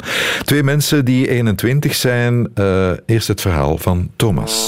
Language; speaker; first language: Dutch; native; Dutch